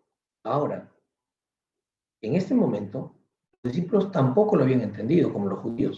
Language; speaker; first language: Spanish; native; Spanish